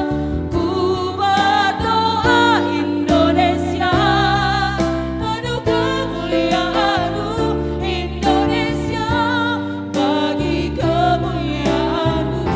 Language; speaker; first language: Indonesian; native; Indonesian